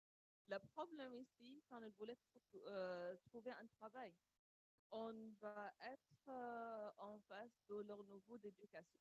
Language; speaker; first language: French; non-native, learner; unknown